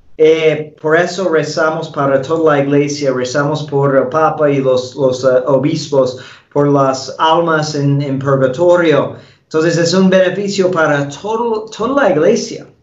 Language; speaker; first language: Spanish; non-native, fluent; English